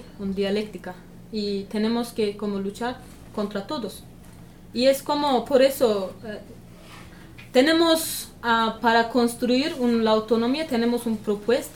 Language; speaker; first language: Spanish; non-native, learner; Kurdish